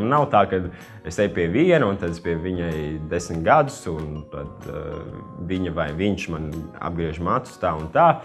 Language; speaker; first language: Latvian; native; Latvian